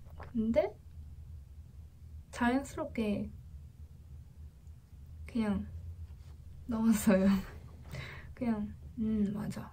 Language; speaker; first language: Korean; non-native, learner; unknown